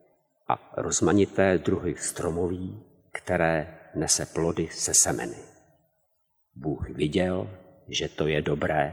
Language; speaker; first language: Czech; native; Czech